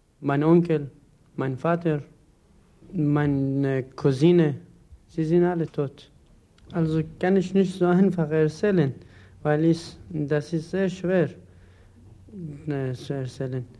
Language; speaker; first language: German; non-native, learner; Persian